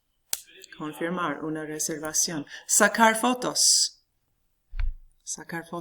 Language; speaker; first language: Spanish; non-native, fluent; English